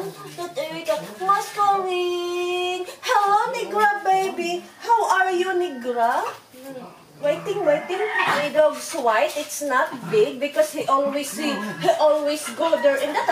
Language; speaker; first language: English; non-native, learner; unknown